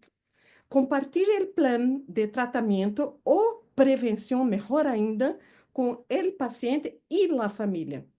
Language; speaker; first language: Spanish; non-native, fluent; Portuguese